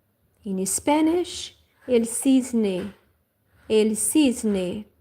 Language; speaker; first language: Spanish; non-native, fluent; Portuguese